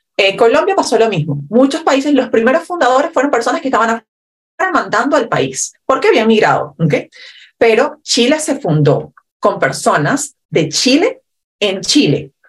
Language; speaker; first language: Spanish; native; Spanish